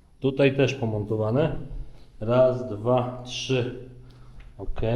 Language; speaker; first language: Polish; native; Polish